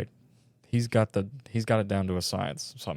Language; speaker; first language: English; native; English